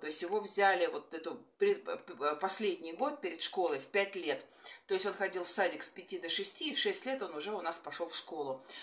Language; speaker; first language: Russian; native; Russian